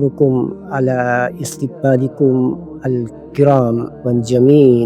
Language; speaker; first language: Arabic; non-native, fluent; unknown